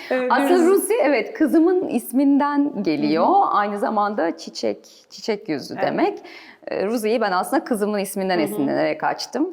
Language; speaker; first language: Turkish; native; Turkish